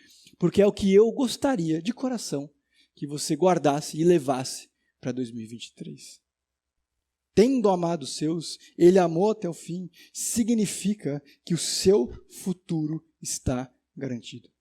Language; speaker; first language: Portuguese; native; Portuguese